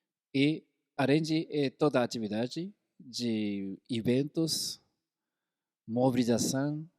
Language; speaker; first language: Portuguese; non-native, fluent; Korean